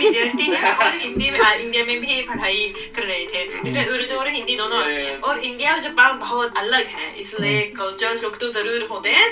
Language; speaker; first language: Hindi; non-native, fluent; Japanese